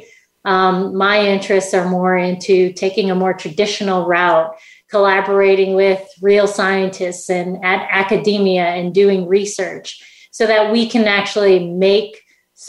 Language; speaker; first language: English; native; English